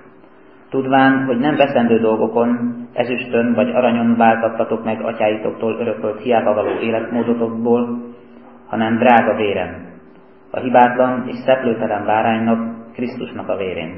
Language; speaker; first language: Hungarian; native; Hungarian